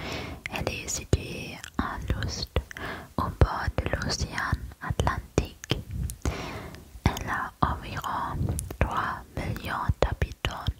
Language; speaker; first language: French; non-native, learner; German